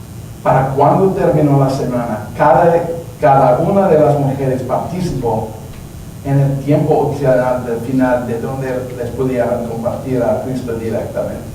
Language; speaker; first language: Spanish; non-native, learner; English